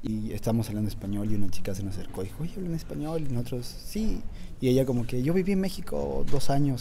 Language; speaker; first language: Spanish; native; Spanish